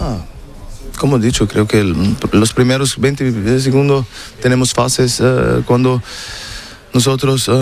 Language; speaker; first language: Spanish; non-native, learner; German